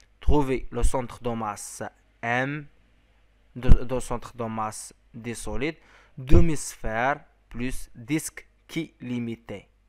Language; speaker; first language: French; non-native, local second language; Arabic